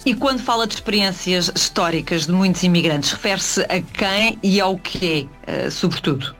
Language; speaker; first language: Portuguese; native; Portuguese